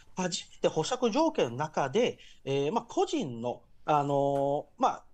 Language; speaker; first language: Japanese; early bilingual, heritage; Japanese